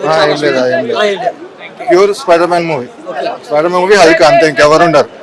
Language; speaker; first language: Telugu; native; Telugu